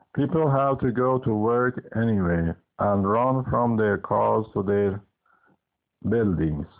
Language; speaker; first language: English; non-native, fluent; Persian